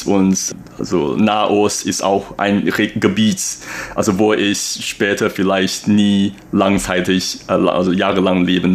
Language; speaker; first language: German; non-native, fluent; Chinese